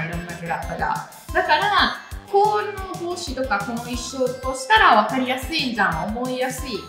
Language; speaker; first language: Japanese; non-native, fluent; Italian